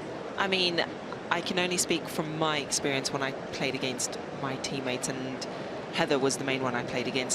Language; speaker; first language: English; native; English